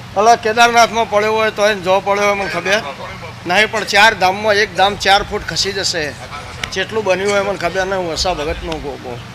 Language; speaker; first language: Gujarati; native; Gujarati